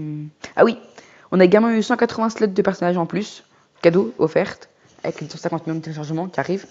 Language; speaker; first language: French; native; French